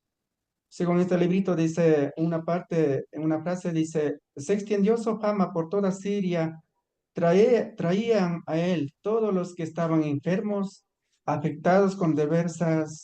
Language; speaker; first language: Spanish; non-native, local second language; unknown